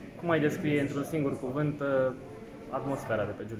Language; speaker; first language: Romanian; native; Romanian